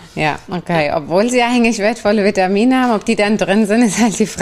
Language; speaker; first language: German; native; German